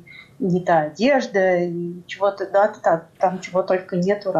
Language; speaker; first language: Russian; native; Russian